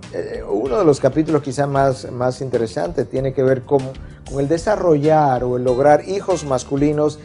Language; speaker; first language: Spanish; native; Spanish